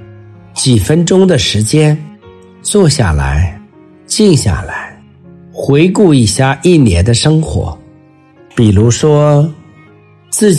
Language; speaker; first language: Chinese; native; Chinese